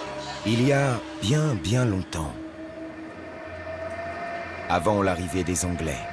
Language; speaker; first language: French; native; French